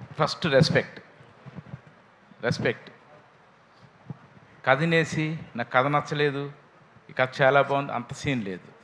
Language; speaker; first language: Telugu; native; Telugu